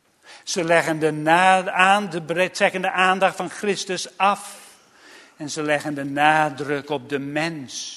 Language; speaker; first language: Dutch; native; Dutch